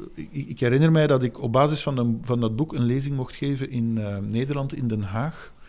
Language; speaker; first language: Dutch; native; Dutch